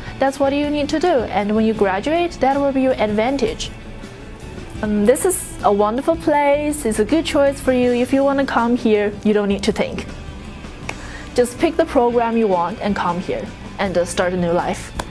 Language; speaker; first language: English; non-native, learner; Chinese